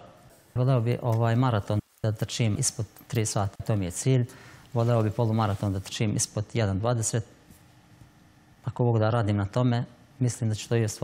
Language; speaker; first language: Croatian; native; Croatian